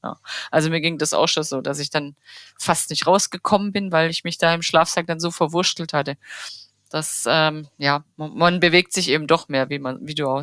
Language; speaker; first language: German; native; German